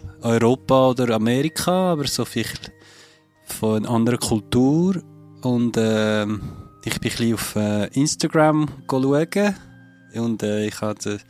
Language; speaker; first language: German; non-native, fluent; French